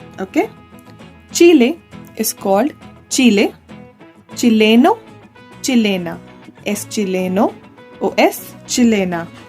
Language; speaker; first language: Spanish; non-native, learner; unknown